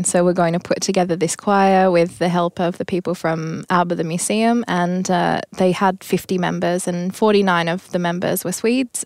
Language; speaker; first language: English; native; English